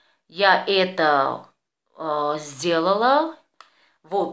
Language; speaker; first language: Russian; non-native, fluent; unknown